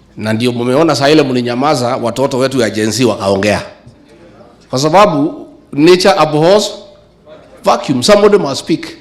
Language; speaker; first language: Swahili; non-native, local second language; Kikuyu